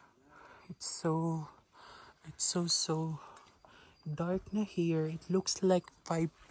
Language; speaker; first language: English; non-native, local second language; Cebuano